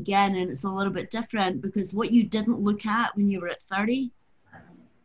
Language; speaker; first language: English; native; English